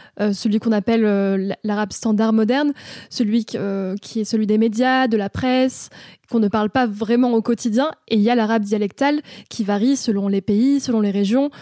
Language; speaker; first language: French; early bilingual, other home language; Arabic